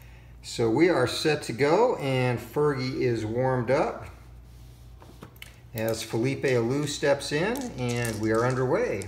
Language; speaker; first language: English; native; English